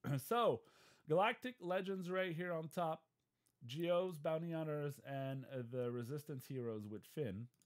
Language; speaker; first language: English; non-native, local second language; French